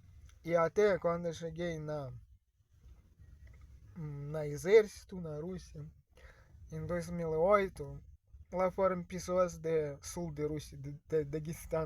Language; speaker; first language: Portuguese; non-native, fluent; Russian